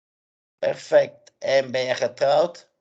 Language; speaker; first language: Dutch; non-native, fluent; English